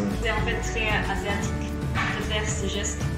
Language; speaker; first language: French; non-native, fluent; Chinese